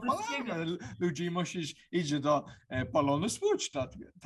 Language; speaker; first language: Polish; non-native, learner; English